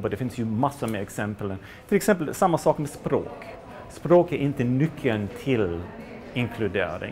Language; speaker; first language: Swedish; non-native, fluent; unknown